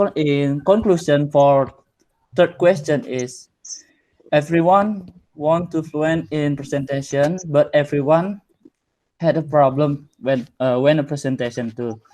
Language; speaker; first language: English; non-native, learner; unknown